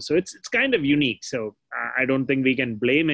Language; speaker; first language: English; non-native, local second language; Malayalam